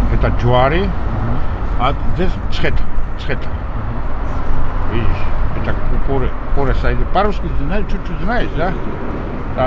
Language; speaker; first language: Polish; non-native, learner; Georgian